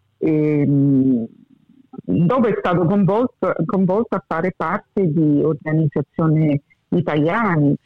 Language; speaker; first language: Italian; early bilingual, heritage; English